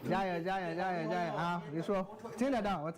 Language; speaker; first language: Chinese; non-native, fluent; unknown